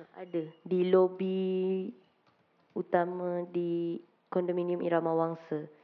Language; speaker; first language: Malay; non-native, local second language; Tamil